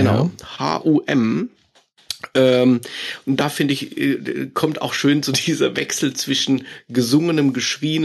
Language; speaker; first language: German; native; German